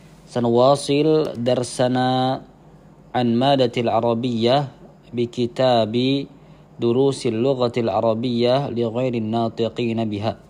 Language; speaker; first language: Arabic; non-native, fluent; Indonesian